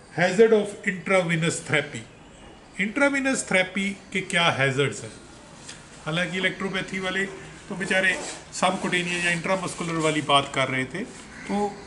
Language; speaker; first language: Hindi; non-native, local second language; Punjabi